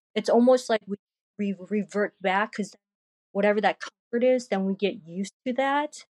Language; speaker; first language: English; early bilingual, other home language; Korean